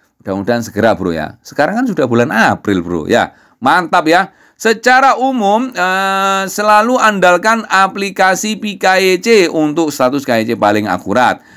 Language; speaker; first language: Indonesian; non-native, local second language; Javanese